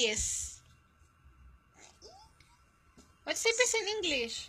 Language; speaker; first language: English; non-native, local second language; Filipino